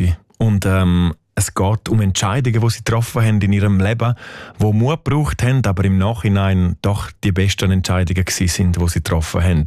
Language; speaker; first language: German; native; German